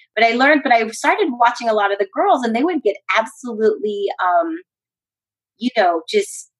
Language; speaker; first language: English; early bilingual, other home language; Spanish